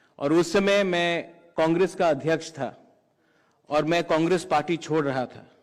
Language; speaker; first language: Hindi; non-native, local second language; Kok Borok